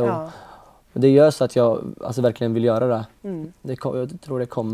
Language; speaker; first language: Swedish; early bilingual, other home language; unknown